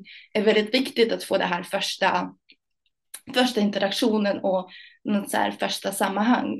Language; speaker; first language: Swedish; early bilingual, other home language; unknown